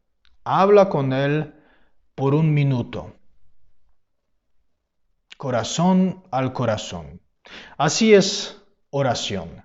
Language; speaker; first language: Spanish; non-native, fluent; Polish